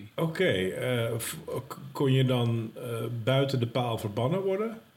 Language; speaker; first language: Dutch; native; Dutch